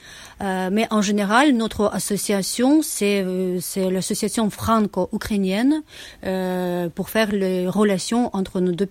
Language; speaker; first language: French; non-native, learner; Ukrainian